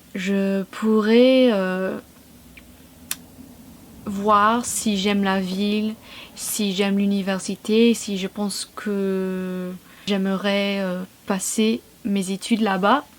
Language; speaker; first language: French; non-native, fluent; English